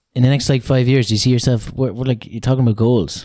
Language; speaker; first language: English; native; English